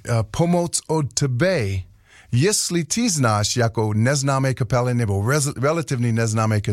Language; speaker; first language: Czech; non-native, learner; English